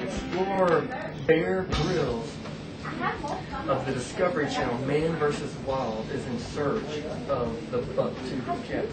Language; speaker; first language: English; native; English